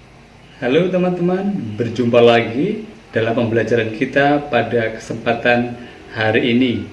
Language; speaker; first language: Indonesian; native; Indonesian